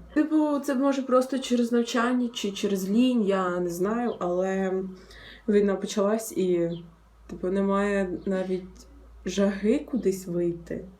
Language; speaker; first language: Ukrainian; non-native, local second language; Russian